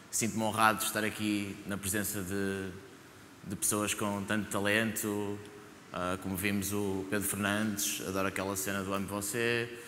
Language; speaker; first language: Portuguese; native; Portuguese